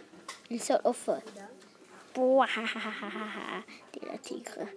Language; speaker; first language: French; non-native, learner; English